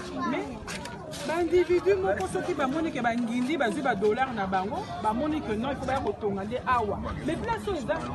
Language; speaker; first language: Lingala; native; Lingala